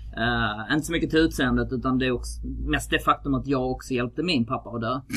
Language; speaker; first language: Swedish; early bilingual, other home language; Kurdish